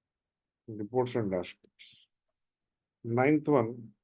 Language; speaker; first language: English; non-native, local second language; Telugu